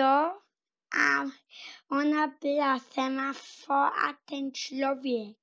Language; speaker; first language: Czech; early bilingual, heritage; Czech